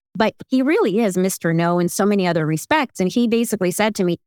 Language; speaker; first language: English; early bilingual, other home language; Ukrainian